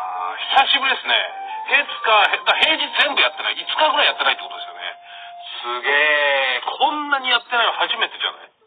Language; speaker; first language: Japanese; native; Japanese